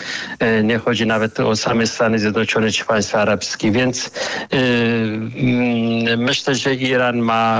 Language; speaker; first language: Polish; non-native, fluent; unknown